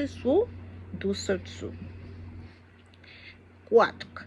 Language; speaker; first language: French; non-native, learner; Spanish